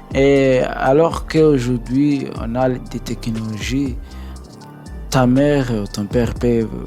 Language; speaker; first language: French; non-native, learner; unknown